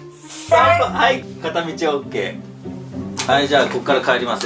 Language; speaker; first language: Japanese; native; Japanese